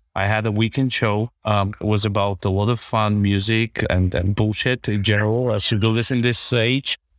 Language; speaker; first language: English; non-native, fluent; Bulgarian